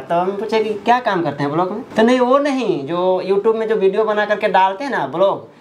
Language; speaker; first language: Hindi; native; Hindi